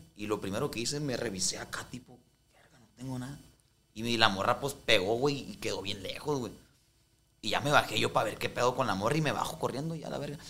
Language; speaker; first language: Spanish; native; Spanish